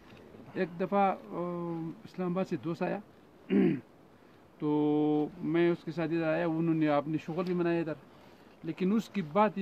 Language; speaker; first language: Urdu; non-native, local second language; Pashto